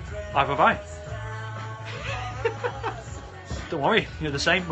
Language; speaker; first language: English; native; English